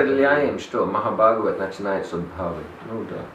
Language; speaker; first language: Russian; non-native, learner; English